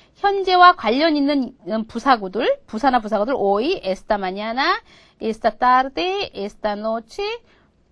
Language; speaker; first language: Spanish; non-native, fluent; Korean